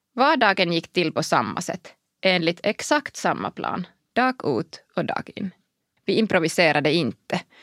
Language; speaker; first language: Swedish; non-native, local second language; Finnish